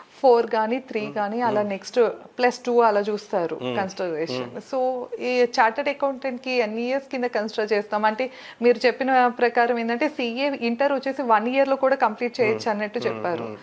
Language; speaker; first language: Telugu; native; Telugu